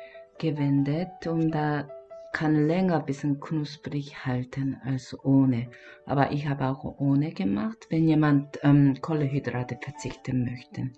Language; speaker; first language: German; non-native, learner; Korean